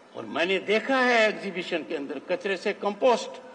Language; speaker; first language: Hindi; native; Hindi